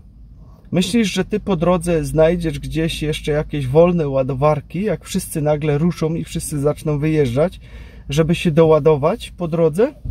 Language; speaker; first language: Polish; native; Polish